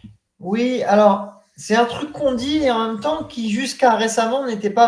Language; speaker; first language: French; native; French